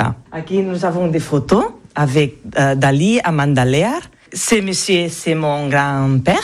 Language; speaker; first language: French; non-native, learner; Catalan